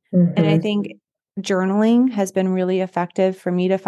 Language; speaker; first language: English; native; English